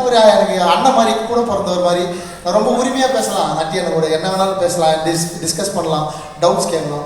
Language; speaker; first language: Tamil; native; Tamil